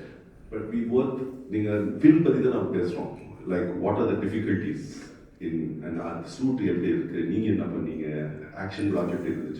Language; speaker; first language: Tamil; non-native, fluent; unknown